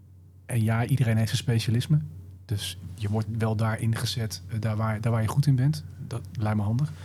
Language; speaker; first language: Dutch; native; Dutch